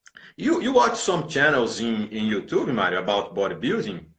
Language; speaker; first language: English; non-native, learner; Portuguese